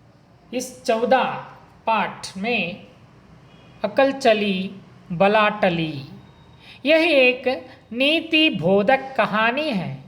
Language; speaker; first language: Hindi; non-native, local second language; Kannada